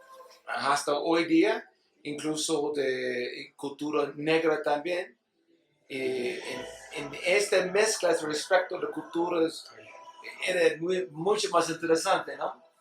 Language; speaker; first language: Spanish; non-native, learner; English